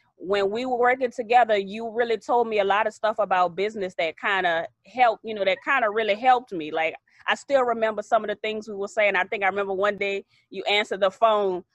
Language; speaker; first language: English; native; English